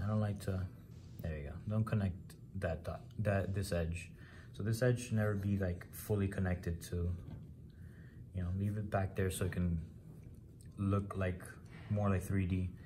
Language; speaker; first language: English; native; English